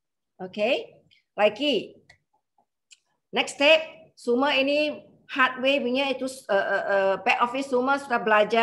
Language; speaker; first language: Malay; non-native, local second language; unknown